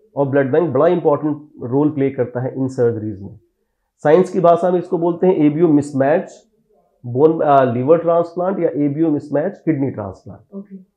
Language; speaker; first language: Hindi; native; Hindi